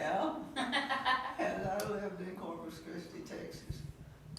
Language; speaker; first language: English; native; English